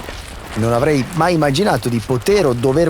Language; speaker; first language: Italian; native; Italian